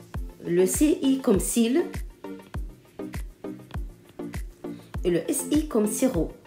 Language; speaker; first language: French; non-native, local second language; Arabic